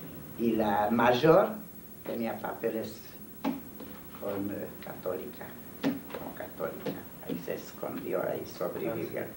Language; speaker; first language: Spanish; non-native, fluent; Hungarian